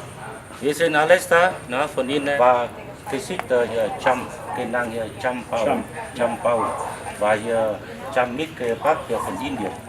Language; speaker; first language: German; non-native, learner; Vietnamese